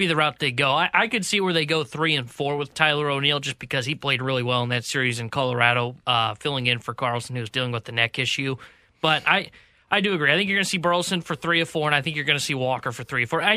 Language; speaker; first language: English; native; English